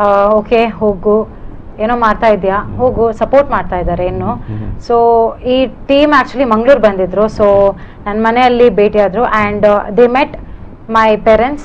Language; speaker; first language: Kannada; non-native, local second language; Tulu